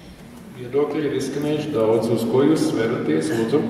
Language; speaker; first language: Latvian; native; Latvian